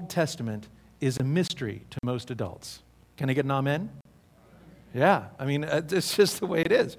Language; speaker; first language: English; native; English